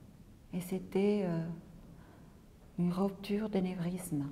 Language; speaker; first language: French; non-native, local second language; Arabic